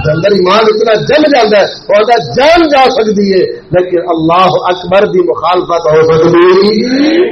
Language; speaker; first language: Urdu; non-native, local second language; Punjabi